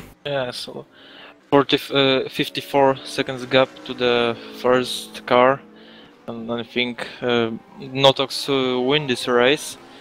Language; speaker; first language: English; non-native, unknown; Polish